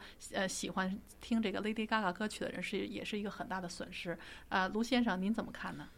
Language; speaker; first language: Chinese; native; Chinese